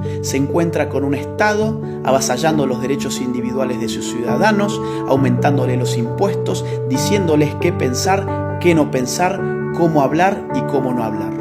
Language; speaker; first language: Spanish; native; Spanish